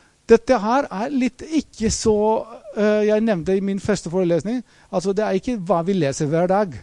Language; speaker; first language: Norwegian; non-native, fluent; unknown